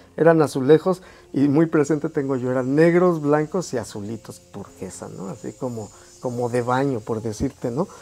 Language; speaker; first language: Spanish; native; Spanish